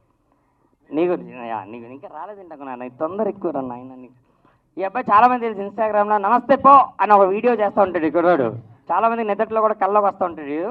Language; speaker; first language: Telugu; native; Telugu